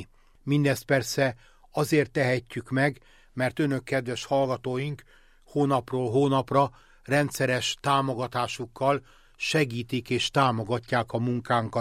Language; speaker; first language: Hungarian; native; Hungarian